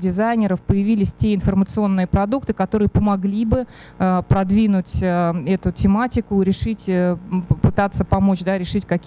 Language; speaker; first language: Russian; native; Russian